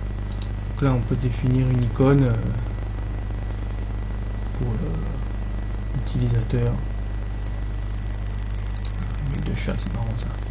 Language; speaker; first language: French; native; French